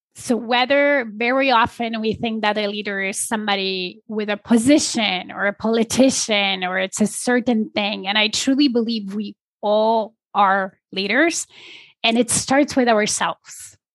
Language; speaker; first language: English; non-native, fluent; Polish